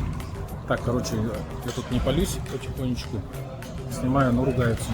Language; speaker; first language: Russian; native; Russian